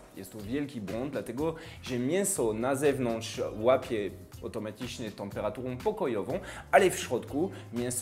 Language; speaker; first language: Polish; non-native, fluent; French